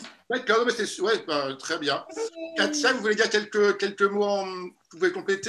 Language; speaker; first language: French; native; French